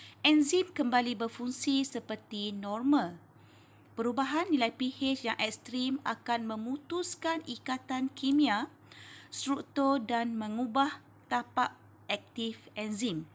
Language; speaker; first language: Malay; native; Malay